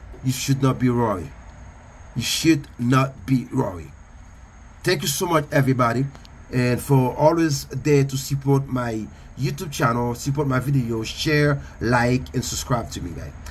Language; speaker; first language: English; non-native, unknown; Haitian Creole